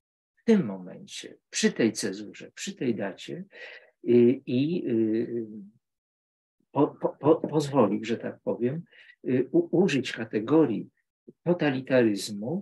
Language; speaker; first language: Polish; native; Polish